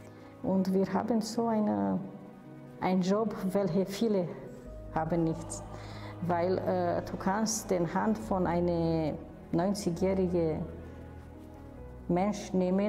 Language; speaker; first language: German; non-native, fluent; Romanian